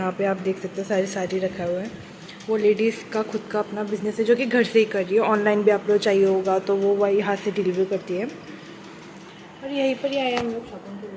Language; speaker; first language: Hindi; native; Hindi